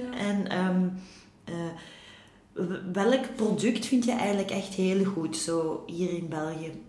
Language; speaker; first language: Dutch; native; Dutch